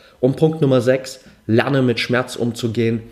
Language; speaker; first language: German; native; German